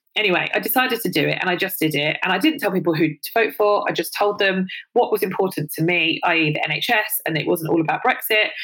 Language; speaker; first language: English; native; English